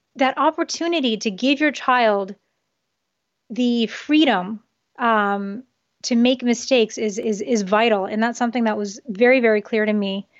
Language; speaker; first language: English; early bilingual, other home language; Japanese